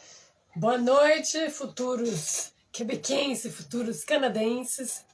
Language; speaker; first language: Portuguese; non-native, fluent; French